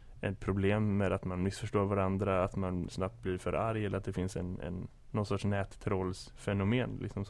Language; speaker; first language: Swedish; native; Swedish